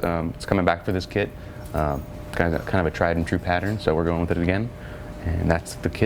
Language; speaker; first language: English; native; English